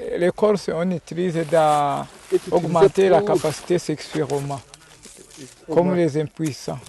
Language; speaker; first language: French; non-native, local second language; Kinyarwanda